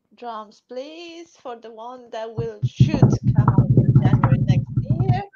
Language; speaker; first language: English; non-native, fluent; Romanian